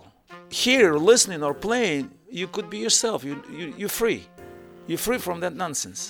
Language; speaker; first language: English; non-native, fluent; Russian